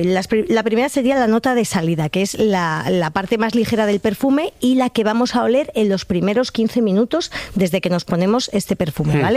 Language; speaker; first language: Spanish; native; Spanish